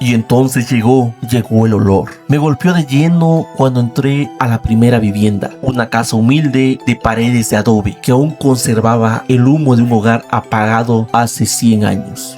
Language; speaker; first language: Spanish; native; Spanish